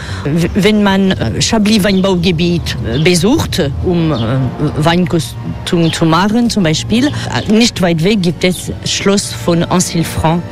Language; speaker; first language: German; non-native, fluent; French